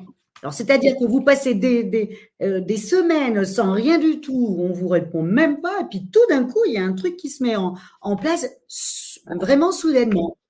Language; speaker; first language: French; native; French